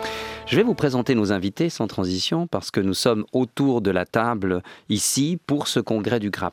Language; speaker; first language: French; native; French